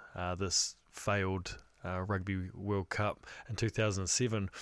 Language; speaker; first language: English; native; English